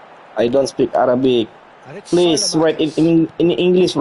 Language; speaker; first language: English; non-native, fluent; Indonesian